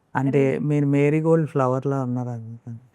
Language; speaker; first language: Telugu; native; Telugu